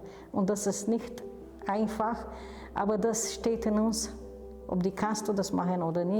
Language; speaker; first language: German; non-native, fluent; Romanian